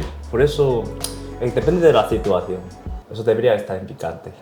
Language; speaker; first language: Spanish; non-native, learner; Korean